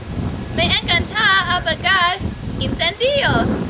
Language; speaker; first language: Spanish; non-native, learner; English